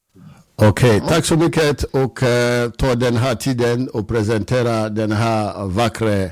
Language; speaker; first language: Swedish; non-native, fluent; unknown